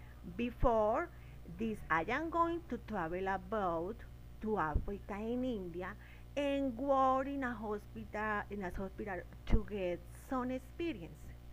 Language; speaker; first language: English; non-native, learner; Spanish